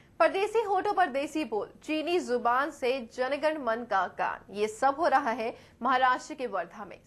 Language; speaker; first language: Hindi; native; Hindi